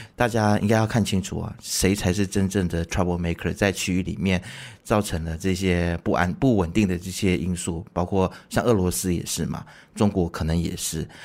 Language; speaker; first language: Chinese; native; Chinese